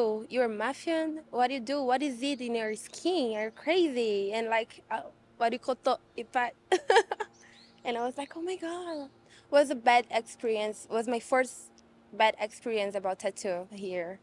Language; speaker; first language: English; non-native, fluent; Portuguese